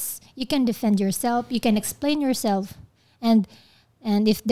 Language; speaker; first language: English; non-native, local second language; Filipino